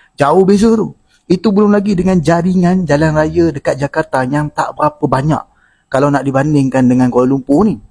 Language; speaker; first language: Malay; native; Malay